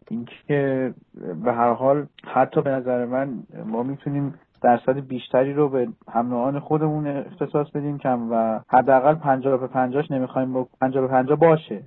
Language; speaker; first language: Persian; native; Persian